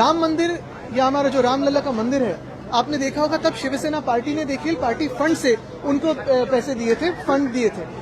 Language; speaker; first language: Hindi; non-native, local second language; Marathi